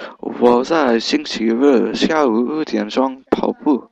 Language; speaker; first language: Chinese; non-native, learner; English